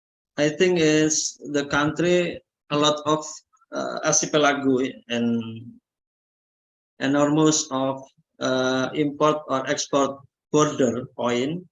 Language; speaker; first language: English; non-native, learner; Indonesian